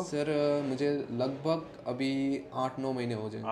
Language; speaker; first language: Hindi; non-native, local second language; Assamese